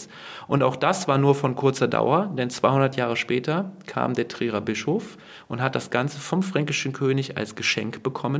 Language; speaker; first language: German; native; German